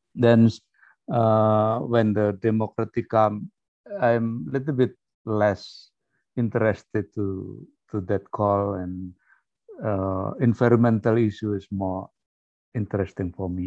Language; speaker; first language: English; non-native, fluent; Indonesian